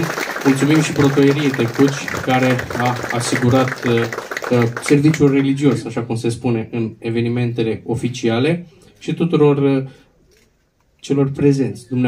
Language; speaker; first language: Romanian; native; Romanian